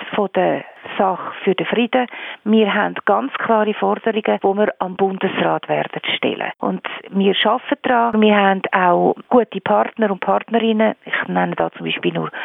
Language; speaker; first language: German; non-native, fluent; Finnish